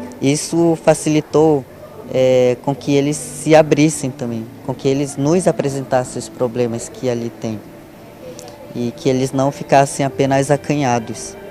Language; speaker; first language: Portuguese; non-native, local second language; Ticuna